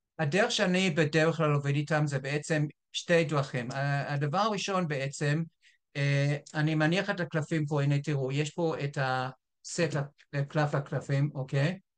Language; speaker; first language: Hebrew; non-native, fluent; English